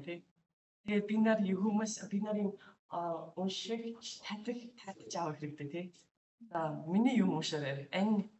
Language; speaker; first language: Mongolian; non-native, learner; English